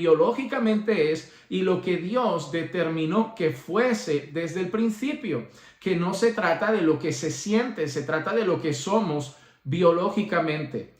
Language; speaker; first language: Spanish; native; Spanish